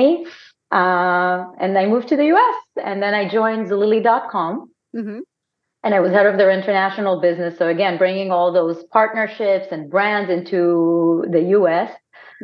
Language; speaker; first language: English; non-native, fluent; Hebrew